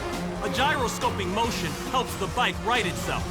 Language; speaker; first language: English; native; English